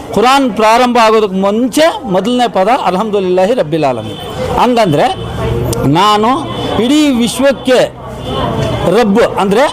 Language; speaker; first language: Kannada; non-native, local second language; Urdu